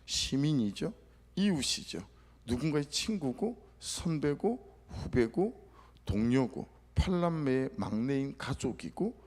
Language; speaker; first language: Korean; native; Korean